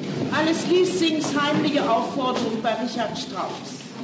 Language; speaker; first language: German; native; German